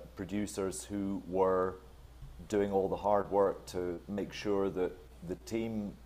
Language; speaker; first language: English; native; English